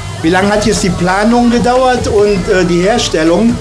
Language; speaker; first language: German; native; German